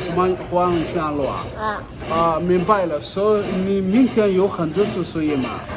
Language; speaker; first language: Chinese; non-native, learner; Somali